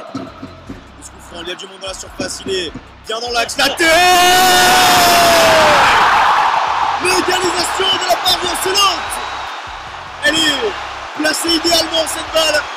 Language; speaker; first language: French; native; French